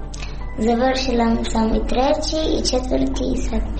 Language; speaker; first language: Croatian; non-native, learner; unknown